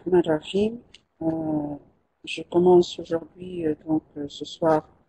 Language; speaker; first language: French; non-native, fluent; Arabic